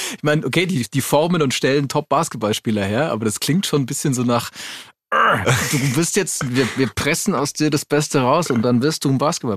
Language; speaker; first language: German; native; German